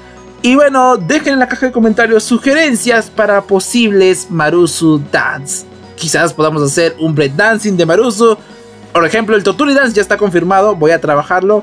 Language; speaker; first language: Spanish; native; Spanish